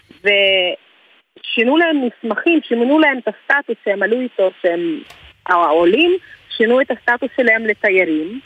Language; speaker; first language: Hebrew; non-native, fluent; Russian